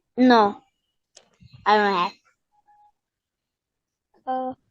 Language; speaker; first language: English; non-native, learner; Tamil